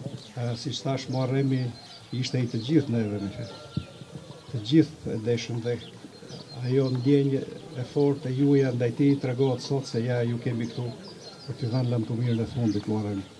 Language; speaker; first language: Albanian; native; Albanian